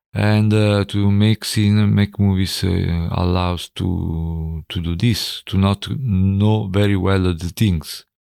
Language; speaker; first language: English; non-native, fluent; Italian